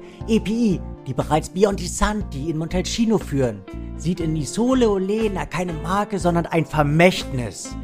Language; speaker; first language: German; native; German